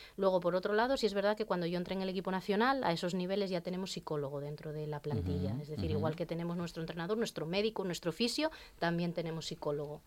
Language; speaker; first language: Spanish; native; Spanish